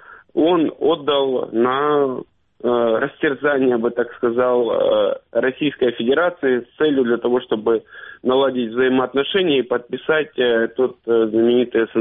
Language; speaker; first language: Russian; native; Russian